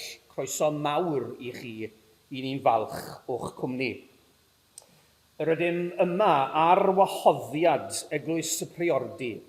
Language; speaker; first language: Welsh; native; Welsh